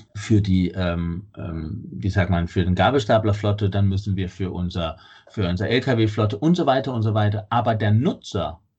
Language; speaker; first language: German; non-native, fluent; Danish